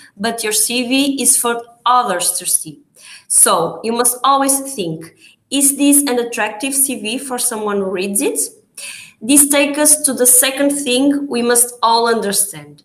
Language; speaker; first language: English; non-native, fluent; Portuguese